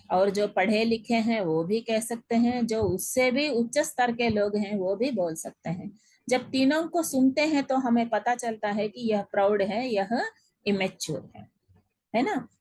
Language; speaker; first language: Hindi; non-native, local second language; Telugu